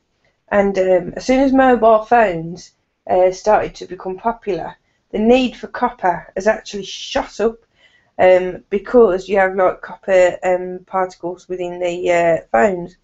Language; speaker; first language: English; native; English